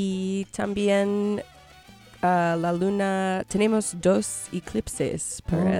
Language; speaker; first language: Spanish; non-native, learner; English